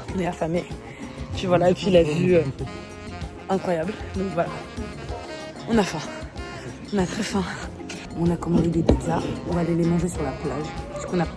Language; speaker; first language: French; native; French